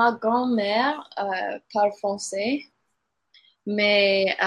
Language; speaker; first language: French; non-native, learner; English